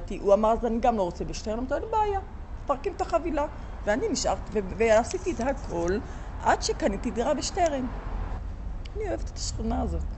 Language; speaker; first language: Hebrew; native; Hebrew